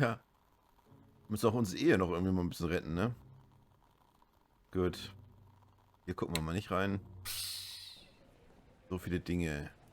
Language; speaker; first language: German; native; German